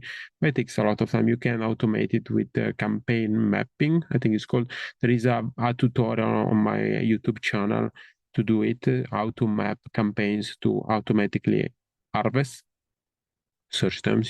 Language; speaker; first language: English; non-native, fluent; Italian